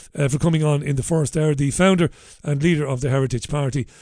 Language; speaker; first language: English; native; English